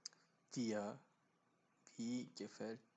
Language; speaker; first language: German; non-native, fluent; Turkish